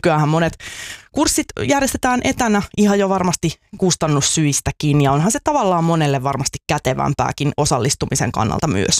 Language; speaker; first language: Finnish; native; Finnish